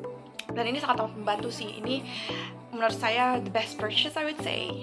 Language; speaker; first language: Indonesian; native; Indonesian